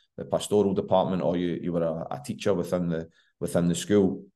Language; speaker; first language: English; native; English